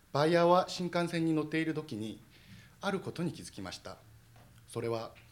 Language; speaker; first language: Japanese; non-native, fluent; Korean